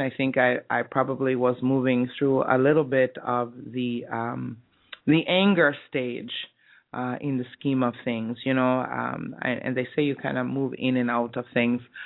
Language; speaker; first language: English; native; English